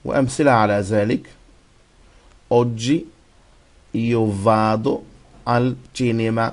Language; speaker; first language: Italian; non-native, fluent; Arabic